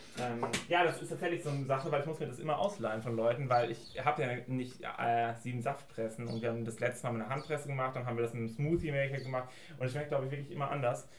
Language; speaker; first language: German; native; German